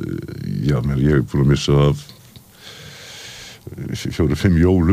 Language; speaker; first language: Icelandic; native; Icelandic